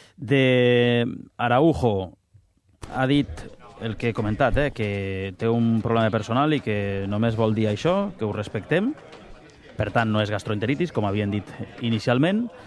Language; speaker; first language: Catalan; native; Catalan